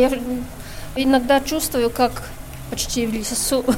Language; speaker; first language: Russian; non-native, local second language; Latvian